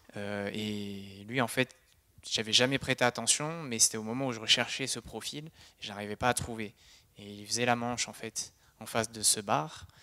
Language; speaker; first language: French; native; French